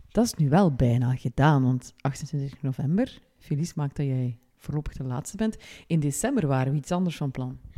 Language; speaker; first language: Dutch; native; Dutch